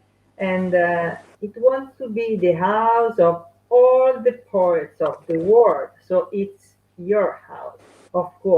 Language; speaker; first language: English; non-native, fluent; Italian